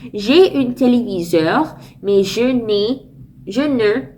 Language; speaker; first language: French; non-native, learner; English